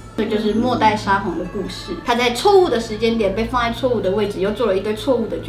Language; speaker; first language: Chinese; native; Chinese